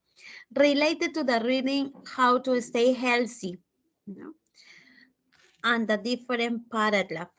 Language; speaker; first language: English; non-native, fluent; Spanish